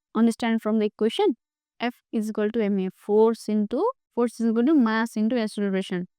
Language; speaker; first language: English; non-native, local second language; Nepali